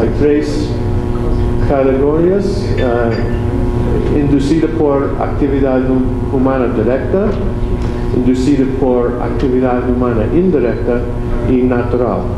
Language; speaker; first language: Spanish; non-native, learner; English